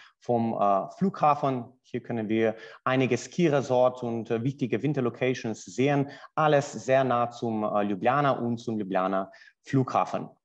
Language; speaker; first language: German; non-native, fluent; Slovenian